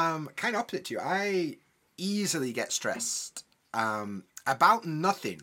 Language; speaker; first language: English; native; English